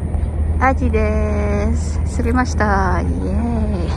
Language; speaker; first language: Japanese; non-native, learner; Filipino